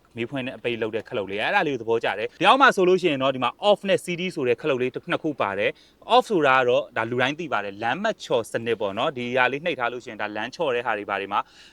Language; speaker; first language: Burmese; native; Burmese